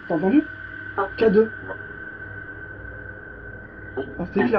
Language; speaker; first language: French; native; French